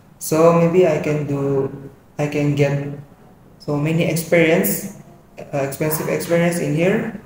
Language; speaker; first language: English; non-native, learner; Indonesian